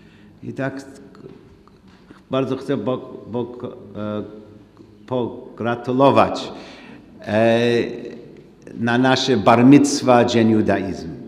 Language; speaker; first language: Polish; non-native, learner; English